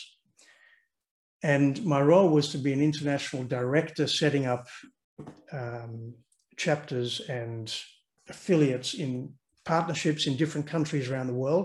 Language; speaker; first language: English; native; English